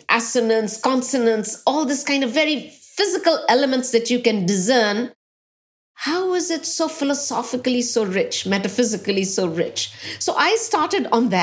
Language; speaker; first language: English; non-native, local second language; Punjabi